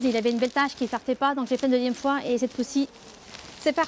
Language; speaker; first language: French; native; French